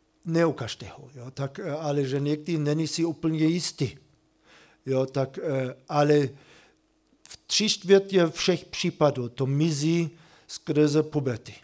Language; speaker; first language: Czech; non-native, fluent; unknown